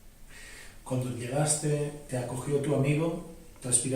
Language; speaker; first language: Spanish; native; Spanish